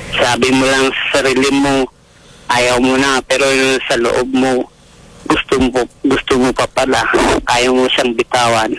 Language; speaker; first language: Filipino; non-native, local second language; Cebuano